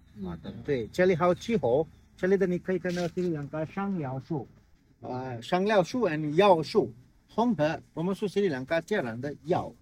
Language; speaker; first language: Chinese; non-native, learner; Sinhala